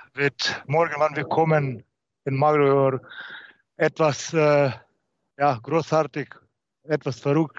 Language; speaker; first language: German; non-native, learner; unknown